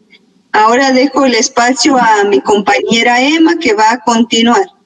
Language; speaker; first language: Spanish; native; Spanish